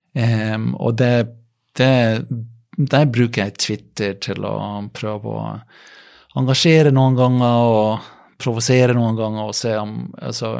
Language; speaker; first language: Norwegian; non-native, fluent; English